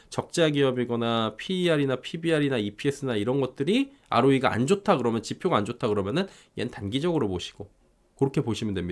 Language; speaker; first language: Korean; native; Korean